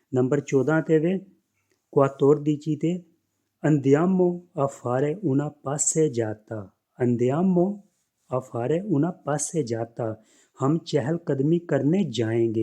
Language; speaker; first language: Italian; non-native, fluent; Punjabi